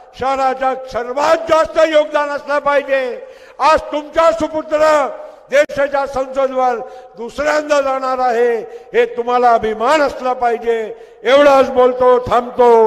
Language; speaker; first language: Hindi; non-native, local second language; Gujarati